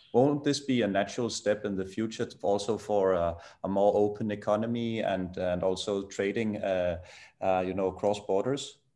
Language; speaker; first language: English; non-native, fluent; Danish